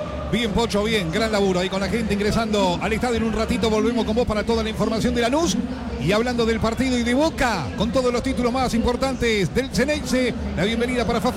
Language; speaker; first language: Spanish; native; Spanish